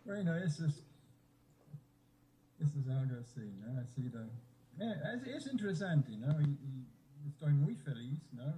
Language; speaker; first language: Spanish; non-native, fluent; English